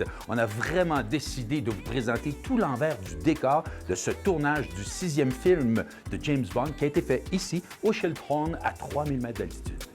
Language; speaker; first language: French; native; French